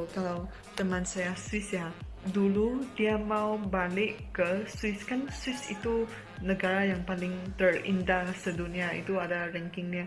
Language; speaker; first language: Indonesian; non-native, fluent; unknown